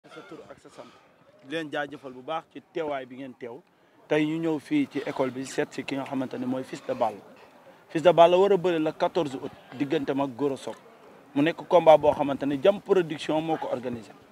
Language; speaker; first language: Wolof; native; Wolof